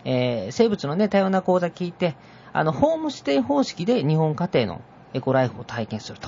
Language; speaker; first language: Japanese; native; Japanese